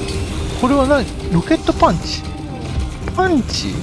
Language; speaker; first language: Japanese; native; Japanese